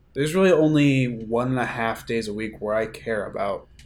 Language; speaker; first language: English; native; English